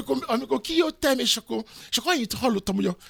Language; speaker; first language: Hungarian; non-native, fluent; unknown